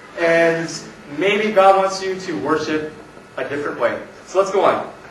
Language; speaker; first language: English; native; English